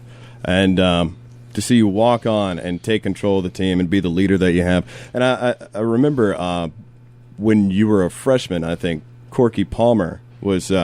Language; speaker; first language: English; native; English